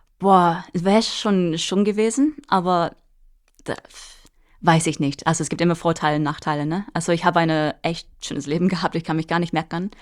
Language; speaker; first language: German; non-native, fluent; English